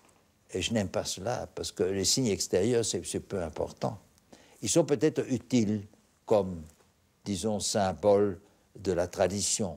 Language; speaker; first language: French; non-native, fluent; German